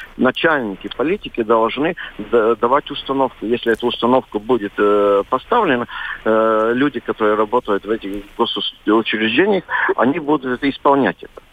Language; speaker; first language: Russian; non-native, local second language; Latvian